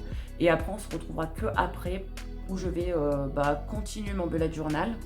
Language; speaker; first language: French; native; French